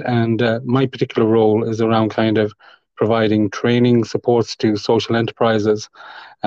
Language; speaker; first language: English; native; English